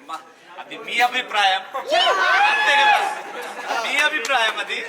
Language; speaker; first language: Telugu; non-native, learner; Hindi